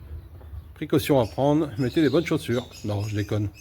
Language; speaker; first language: French; native; French